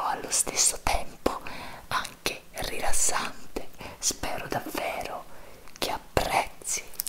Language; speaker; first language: English; non-native, learner; Italian